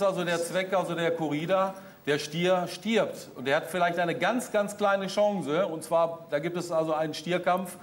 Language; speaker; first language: German; native; German